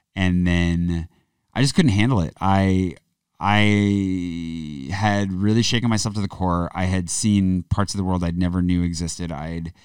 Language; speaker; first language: English; native; English